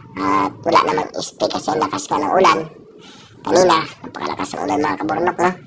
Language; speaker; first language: Filipino; non-native, local second language; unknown